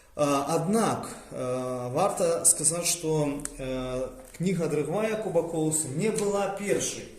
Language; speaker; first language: Belarusian; native; Belarusian